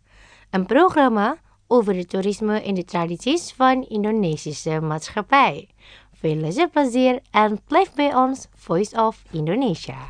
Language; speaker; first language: Dutch; non-native, fluent; Indonesian